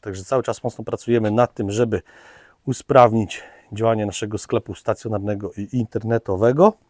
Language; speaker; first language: Polish; native; Polish